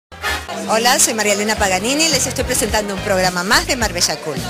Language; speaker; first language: Spanish; native; Spanish